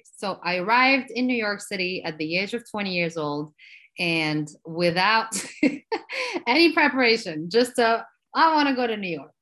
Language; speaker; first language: English; non-native, fluent; Arabic